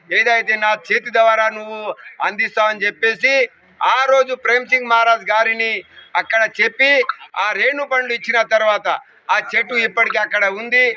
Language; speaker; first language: Telugu; non-native, local second language; Lambadi